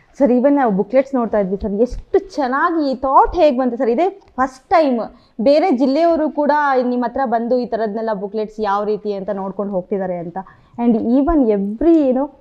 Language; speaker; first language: Kannada; native; Kannada